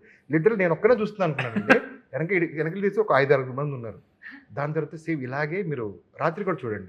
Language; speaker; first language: Telugu; native; Telugu